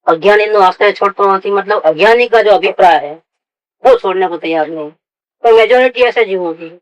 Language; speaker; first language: Hindi; non-native, local second language; Gujarati